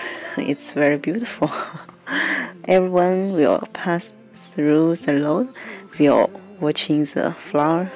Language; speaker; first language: English; non-native, learner; Chinese